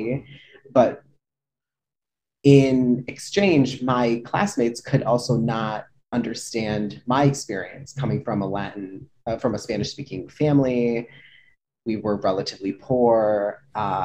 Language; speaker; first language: English; early bilingual, other home language; Spanish